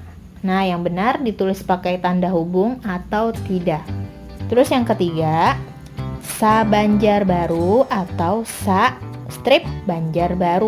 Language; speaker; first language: Indonesian; non-native, local second language; Banjar